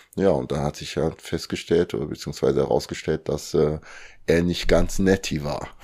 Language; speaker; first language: German; early bilingual, other home language; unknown